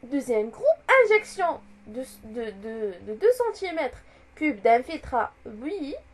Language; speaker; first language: French; non-native, local second language; Arabic